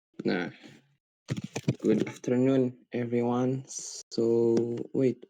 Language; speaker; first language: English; non-native, learner; Indonesian